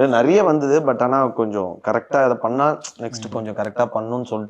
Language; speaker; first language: Tamil; non-native, learner; Malayalam